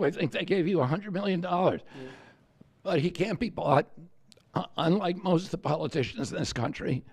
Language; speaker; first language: English; native; English